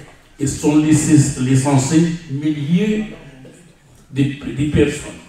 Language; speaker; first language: French; non-native, learner; Arabic